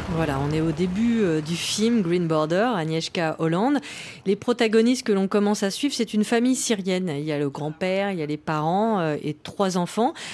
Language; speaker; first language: French; native; French